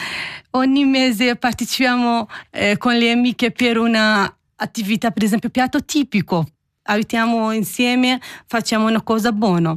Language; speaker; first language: Italian; non-native, learner; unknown